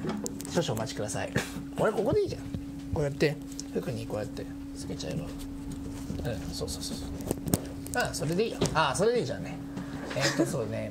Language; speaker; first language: Japanese; native; Japanese